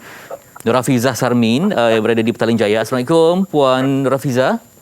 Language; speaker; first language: Malay; native; Malay